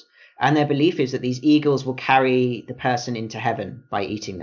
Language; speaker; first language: English; native; English